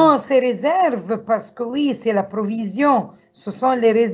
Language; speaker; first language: French; non-native, learner; Arabic